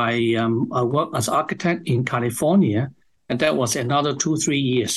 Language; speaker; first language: English; non-native, local second language; Cantonese